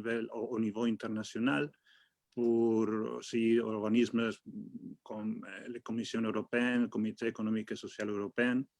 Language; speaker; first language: French; non-native, fluent; Spanish